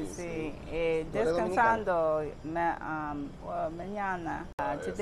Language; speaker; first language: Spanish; non-native, learner; English